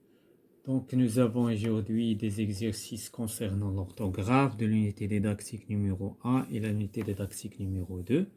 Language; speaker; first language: French; non-native, local second language; Arabic